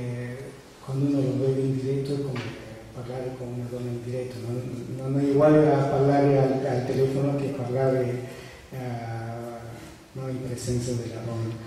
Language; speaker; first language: Italian; non-native, fluent; Spanish